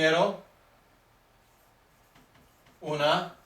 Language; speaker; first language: Spanish; non-native, fluent; English